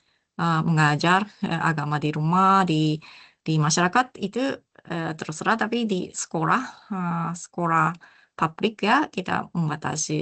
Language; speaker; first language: Indonesian; non-native, learner; Japanese